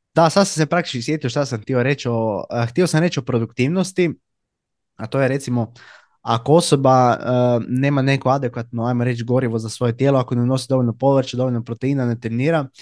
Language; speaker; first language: Croatian; native; Croatian